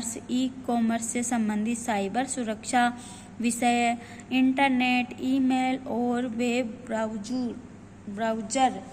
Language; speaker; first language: Hindi; native; Hindi